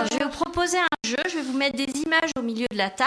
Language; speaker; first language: French; native; French